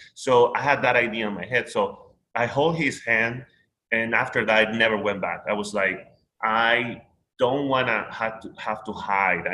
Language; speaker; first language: English; non-native, fluent; Spanish